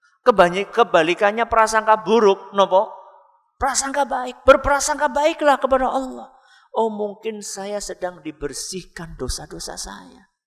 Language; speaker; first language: Indonesian; non-native, local second language; Javanese